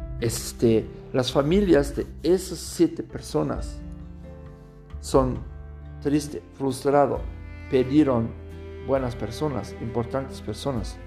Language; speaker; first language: Spanish; non-native, learner; German